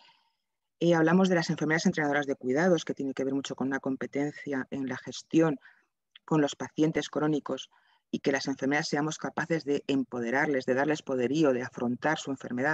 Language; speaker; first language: Spanish; native; Spanish